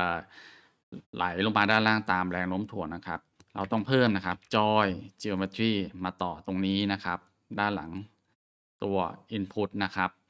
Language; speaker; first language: Thai; native; Thai